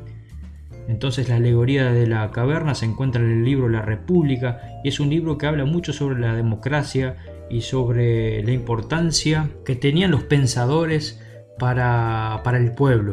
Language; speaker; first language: Spanish; native; Spanish